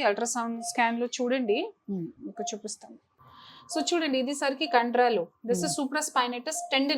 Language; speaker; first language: Telugu; non-native, fluent; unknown